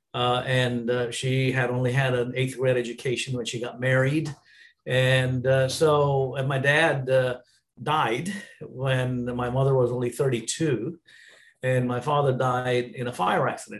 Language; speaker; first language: English; non-native, local second language; Tamil